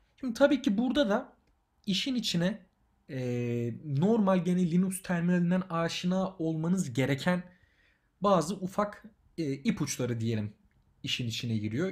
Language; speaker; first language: Turkish; native; Turkish